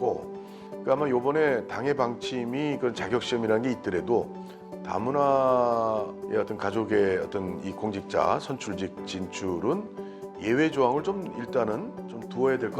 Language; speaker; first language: Korean; native; Korean